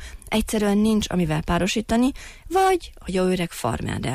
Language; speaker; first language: Hungarian; native; Hungarian